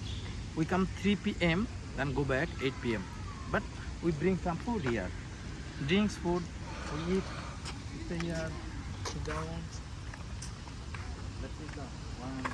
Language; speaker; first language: English; non-native, learner; Bangla